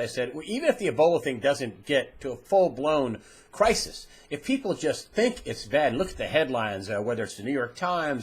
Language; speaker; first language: English; native; English